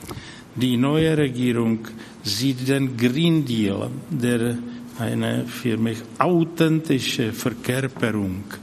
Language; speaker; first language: German; non-native, fluent; Czech